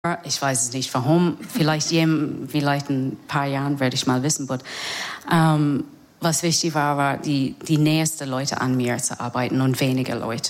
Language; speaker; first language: German; non-native, learner; English